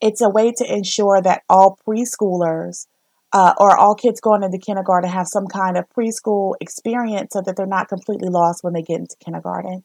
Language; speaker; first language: English; native; English